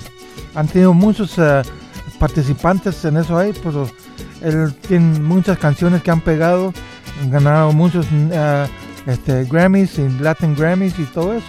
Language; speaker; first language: Spanish; early bilingual, heritage; Spanish